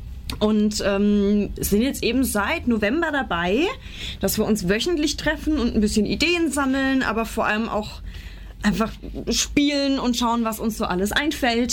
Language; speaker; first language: German; native; German